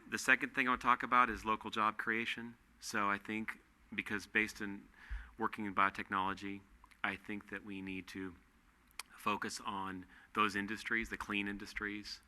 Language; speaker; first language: English; native; English